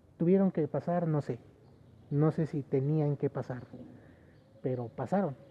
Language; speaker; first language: Spanish; native; Spanish